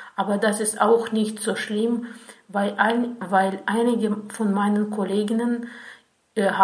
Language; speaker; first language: German; non-native, fluent; Russian